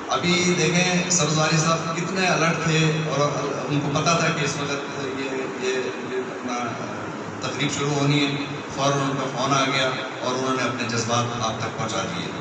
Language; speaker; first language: Urdu; non-native, local second language; Sindhi